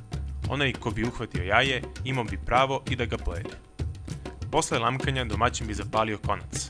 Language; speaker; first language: Serbian; native; Serbian